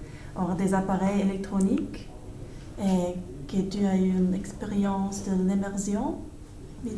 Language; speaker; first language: French; non-native, learner; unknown